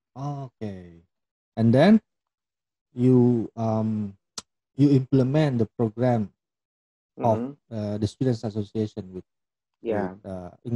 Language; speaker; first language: English; non-native, fluent; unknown